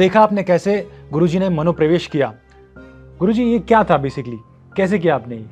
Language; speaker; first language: Hindi; native; Hindi